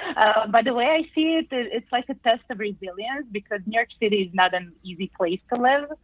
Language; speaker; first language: English; non-native, fluent; Croatian